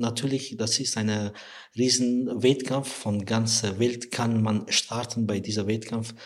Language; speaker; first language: German; non-native, learner; Persian